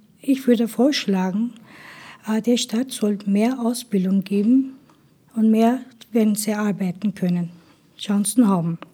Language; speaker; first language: German; non-native, learner; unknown